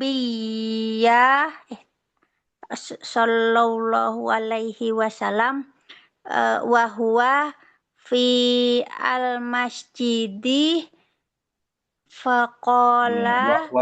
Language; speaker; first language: Arabic; non-native, learner; Indonesian